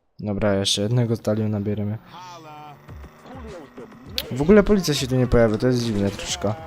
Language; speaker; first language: Polish; native; Polish